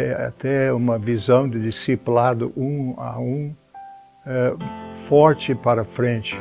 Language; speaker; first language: Portuguese; non-native, fluent; English